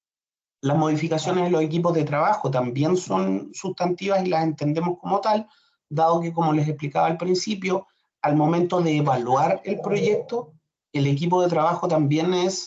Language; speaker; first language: Spanish; native; Spanish